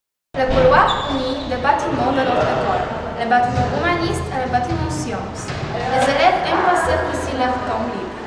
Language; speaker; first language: French; non-native, learner; Polish